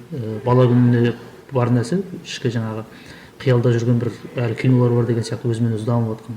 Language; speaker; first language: Kazakh; native; Kazakh